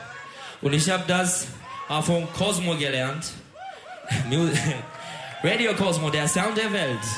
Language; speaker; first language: German; non-native, learner; Turkish